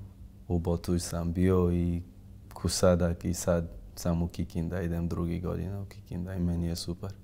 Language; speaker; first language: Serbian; non-native, fluent; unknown